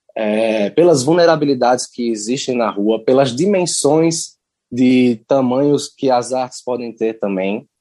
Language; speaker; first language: Portuguese; native; Portuguese